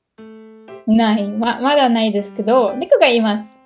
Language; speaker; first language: Japanese; non-native, learner; German